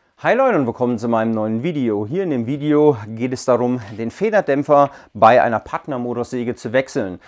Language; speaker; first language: German; native; German